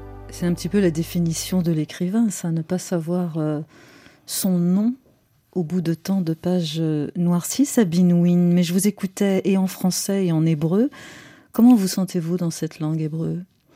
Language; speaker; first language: French; native; French